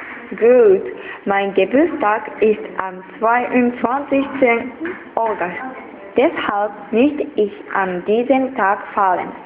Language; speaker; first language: German; non-native, learner; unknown